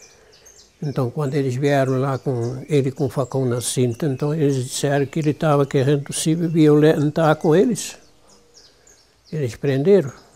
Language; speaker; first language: Portuguese; non-native, local second language; German